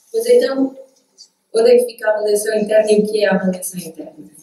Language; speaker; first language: Portuguese; native; Portuguese